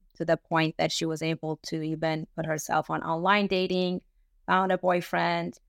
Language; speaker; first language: English; early bilingual, other home language; Persian